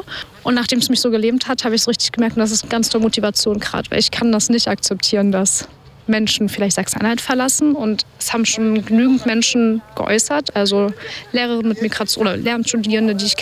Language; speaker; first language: German; native; German